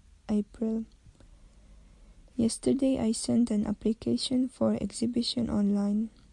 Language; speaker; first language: English; non-native, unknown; Czech